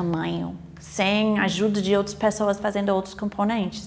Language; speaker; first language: Portuguese; non-native, fluent; English